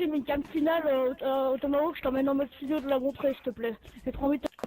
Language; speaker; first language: French; native; French